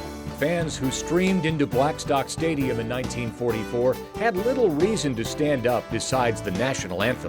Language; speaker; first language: English; native; English